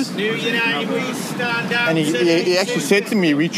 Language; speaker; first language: English; native; English